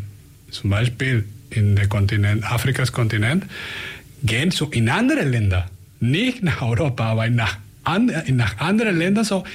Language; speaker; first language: German; non-native, fluent; Spanish